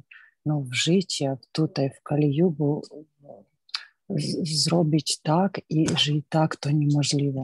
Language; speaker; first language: Polish; non-native, learner; Ukrainian